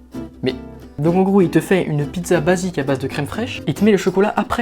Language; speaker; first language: French; native; French